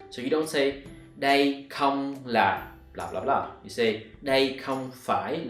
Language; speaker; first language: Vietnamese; non-native, learner; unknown